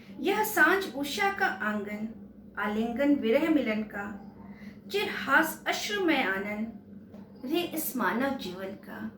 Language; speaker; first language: Hindi; native; Hindi